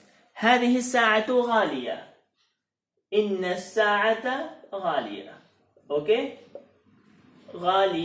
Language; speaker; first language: Arabic; non-native, fluent; Urdu